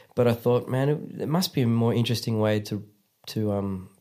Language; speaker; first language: English; native; English